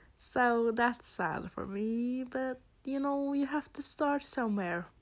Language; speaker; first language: English; non-native, fluent; Norwegian